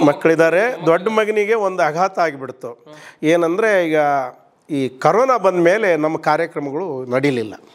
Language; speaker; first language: Kannada; native; Kannada